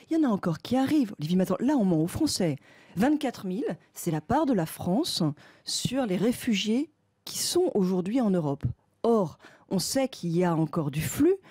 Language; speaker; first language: French; native; French